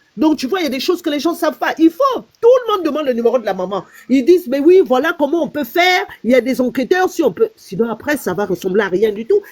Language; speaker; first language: French; non-native, local second language; Lingala